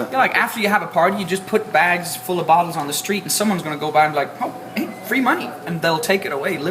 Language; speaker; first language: English; non-native, fluent; Danish